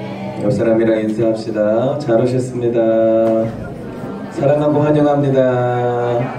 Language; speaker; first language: Korean; native; Korean